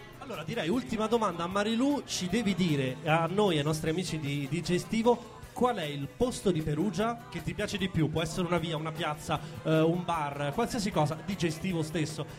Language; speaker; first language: Italian; native; Italian